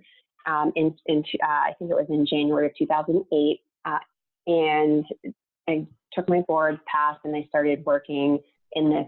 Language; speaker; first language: English; native; English